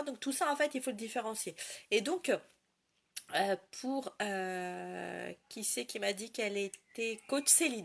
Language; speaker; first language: French; native; French